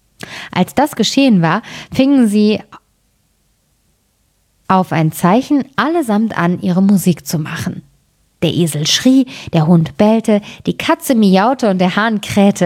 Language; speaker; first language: German; native; German